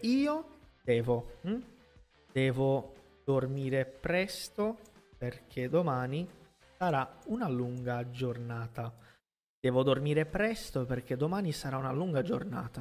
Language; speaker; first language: Italian; non-native, fluent; Portuguese